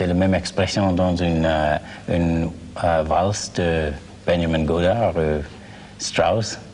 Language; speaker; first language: French; non-native, learner; English